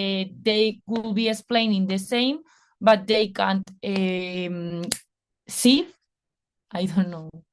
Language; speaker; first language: English; non-native, fluent; Spanish